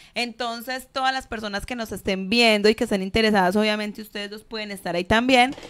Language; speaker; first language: Spanish; native; Spanish